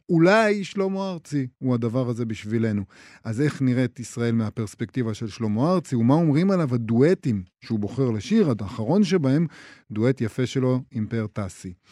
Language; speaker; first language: Hebrew; native; Hebrew